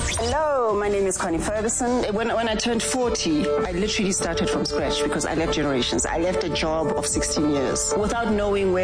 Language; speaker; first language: English; non-native, local second language; Tswana